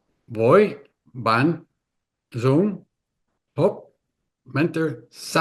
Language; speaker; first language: Vietnamese; non-native, learner; English